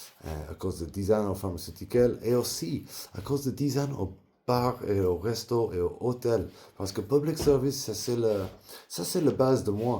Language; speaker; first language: French; non-native, learner; English